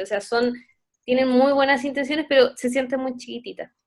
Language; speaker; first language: Spanish; native; Spanish